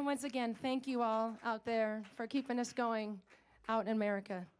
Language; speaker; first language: English; native; English